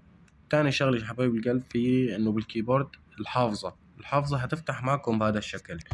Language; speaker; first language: Arabic; native; Arabic